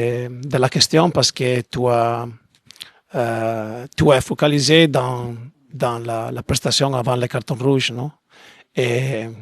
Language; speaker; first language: French; non-native, learner; Italian